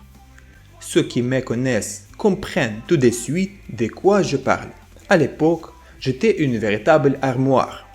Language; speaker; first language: French; non-native, fluent; Russian